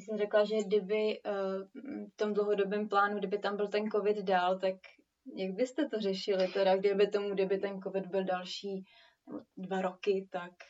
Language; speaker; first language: Czech; native; Czech